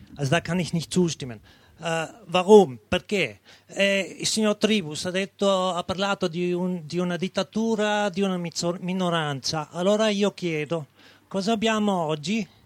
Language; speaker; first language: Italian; non-native, local second language; German